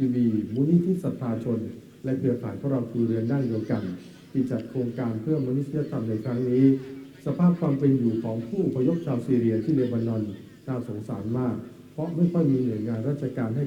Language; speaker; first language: Thai; native; Thai